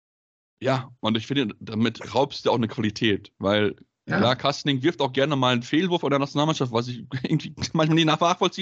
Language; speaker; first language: German; native; German